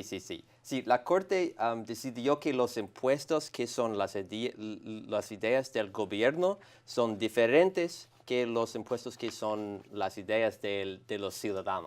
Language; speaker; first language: Spanish; non-native, learner; English